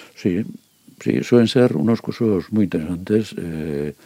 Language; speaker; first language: Spanish; native; Spanish